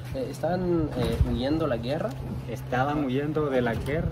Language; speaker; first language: Spanish; non-native, learner; English